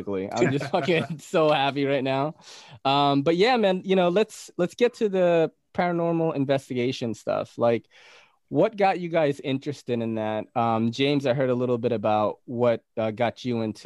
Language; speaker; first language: English; early bilingual, other home language; Bikol